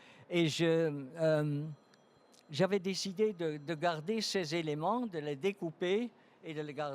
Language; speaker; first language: French; non-native, fluent; Dutch